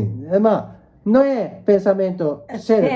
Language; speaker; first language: Portuguese; non-native, learner; Japanese